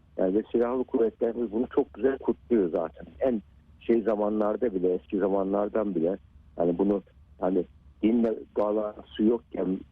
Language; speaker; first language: Turkish; native; Turkish